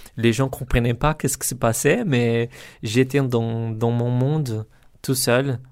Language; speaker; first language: French; non-native, learner; Portuguese